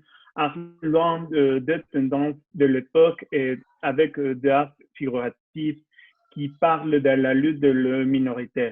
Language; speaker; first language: French; non-native, learner; Spanish